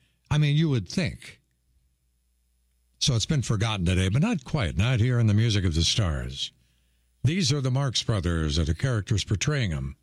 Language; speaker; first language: English; native; English